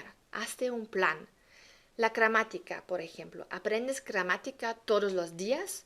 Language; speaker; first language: Spanish; non-native, fluent; German